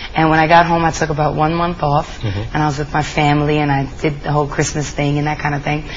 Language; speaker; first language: English; native; English